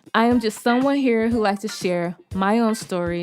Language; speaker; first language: English; native; English